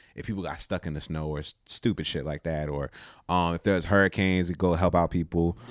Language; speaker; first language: English; native; English